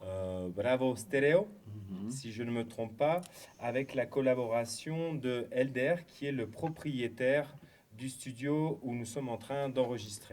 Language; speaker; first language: French; native; French